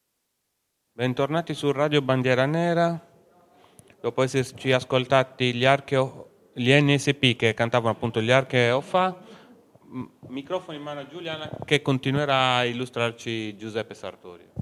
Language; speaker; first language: Italian; native; Italian